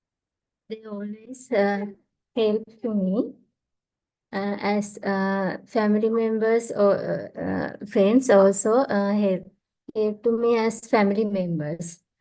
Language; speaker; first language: English; non-native, learner; Sinhala